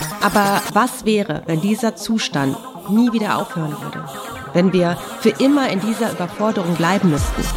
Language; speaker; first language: German; native; German